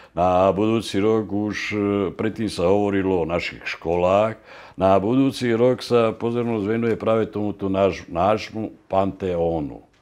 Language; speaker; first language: Slovak; native; Slovak